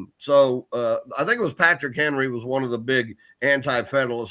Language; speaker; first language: English; native; English